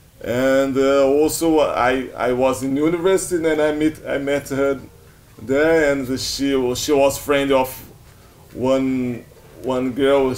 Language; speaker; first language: English; non-native, learner; Portuguese